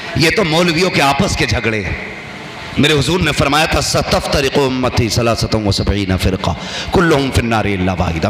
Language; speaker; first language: Urdu; native; Urdu